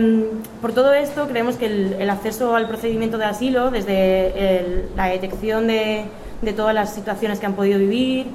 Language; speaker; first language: Spanish; native; Spanish